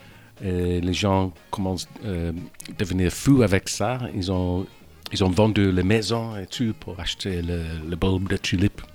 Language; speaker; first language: French; non-native, fluent; English